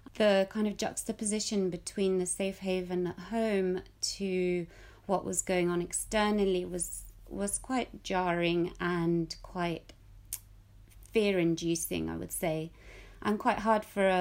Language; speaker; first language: English; early bilingual, other home language; Russian